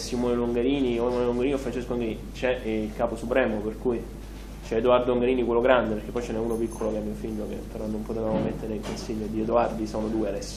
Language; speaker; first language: Italian; native; Italian